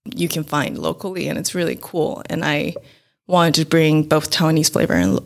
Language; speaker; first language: English; non-native, fluent; Chinese